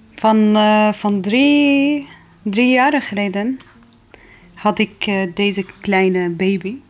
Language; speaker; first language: Dutch; non-native, fluent; Arabic